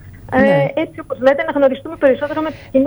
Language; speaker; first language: Greek; native; Greek